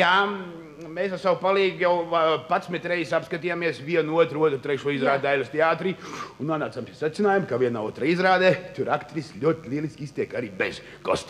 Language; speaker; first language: Latvian; native; Latvian